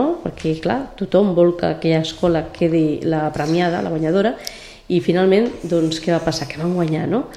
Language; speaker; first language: Catalan; native; Catalan